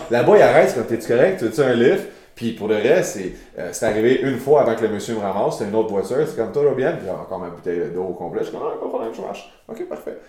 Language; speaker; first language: French; native; French